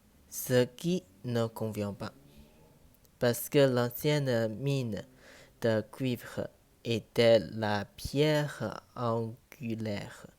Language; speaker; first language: French; non-native, learner; Chinese